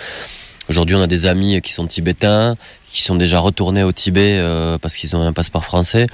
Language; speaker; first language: French; native; French